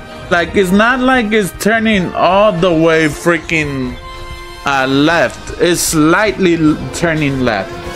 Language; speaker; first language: English; early bilingual, other home language; Spanish